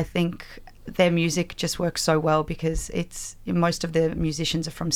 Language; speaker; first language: English; native; English